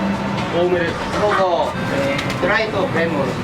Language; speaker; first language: Japanese; native; Japanese